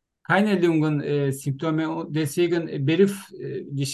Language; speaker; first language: German; non-native, learner; Turkish